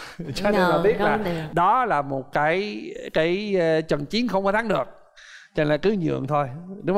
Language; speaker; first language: Vietnamese; non-native, fluent; English